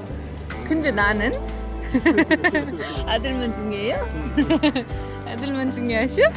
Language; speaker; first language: Korean; non-native, fluent; Kazakh